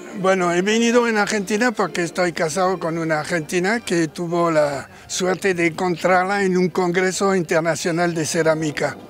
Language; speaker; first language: Spanish; non-native, fluent; French